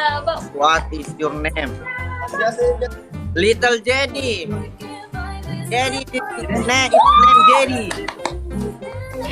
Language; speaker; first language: English; non-native, learner; Indonesian